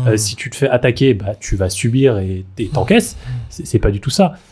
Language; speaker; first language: French; native; French